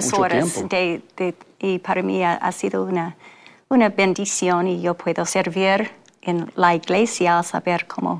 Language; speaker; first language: Spanish; non-native, fluent; English